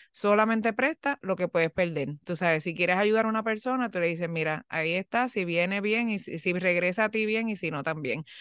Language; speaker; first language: Spanish; early bilingual, heritage; Spanish